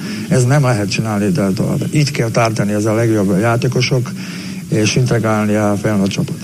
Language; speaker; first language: Hungarian; non-native, learner; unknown